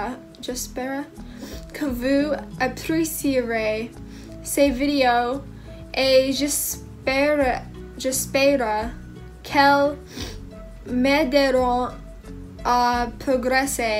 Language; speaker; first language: French; non-native, learner; English